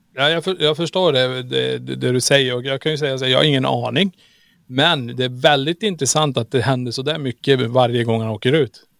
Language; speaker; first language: Swedish; native; Swedish